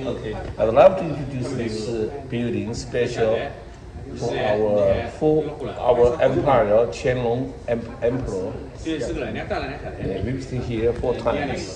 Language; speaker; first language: English; non-native, learner; Chinese